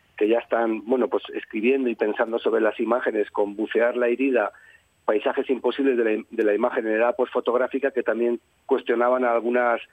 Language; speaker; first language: Spanish; native; Spanish